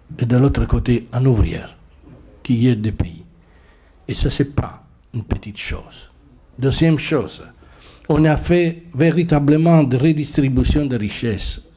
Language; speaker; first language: French; non-native, fluent; Italian